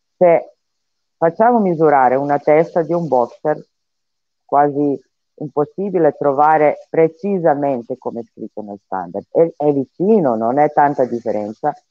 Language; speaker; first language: Italian; non-native, fluent; Serbian